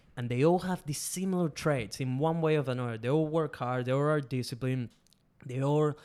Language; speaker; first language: English; non-native, fluent; Spanish